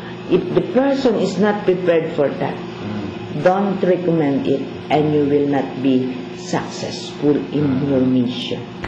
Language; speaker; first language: English; non-native, local second language; Filipino